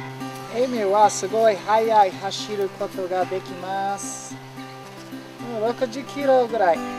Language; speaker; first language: Japanese; non-native, learner; English